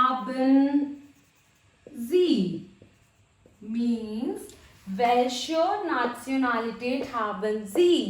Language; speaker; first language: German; non-native, fluent; Hindi